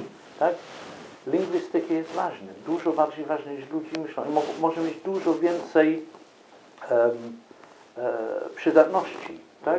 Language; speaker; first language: Polish; non-native, fluent; English